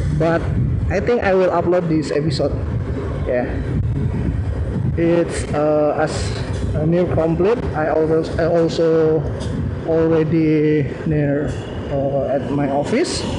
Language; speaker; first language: English; non-native, learner; Indonesian